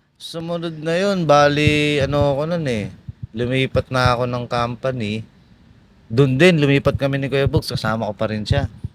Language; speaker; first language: Filipino; native; Filipino